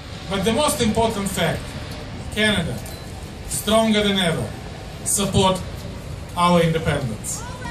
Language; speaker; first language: English; non-native, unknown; Ukrainian